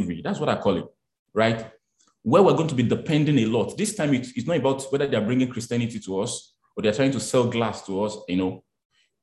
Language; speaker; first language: English; non-native, local second language; Yoruba